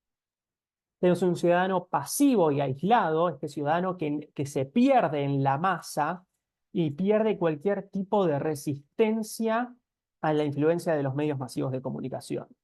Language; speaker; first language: Spanish; native; Spanish